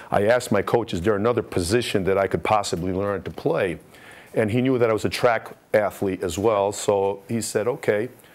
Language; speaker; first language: English; early bilingual, other home language; Russian